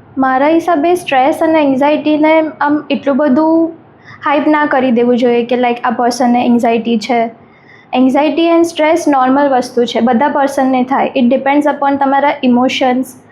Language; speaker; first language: Gujarati; native; Gujarati